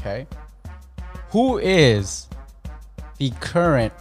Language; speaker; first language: English; non-native, local second language; Filipino